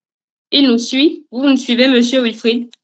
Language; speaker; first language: French; native; French